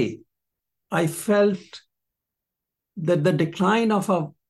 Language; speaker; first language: English; non-native, local second language; Punjabi